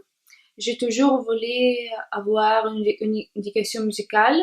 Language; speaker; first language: French; non-native, learner; Russian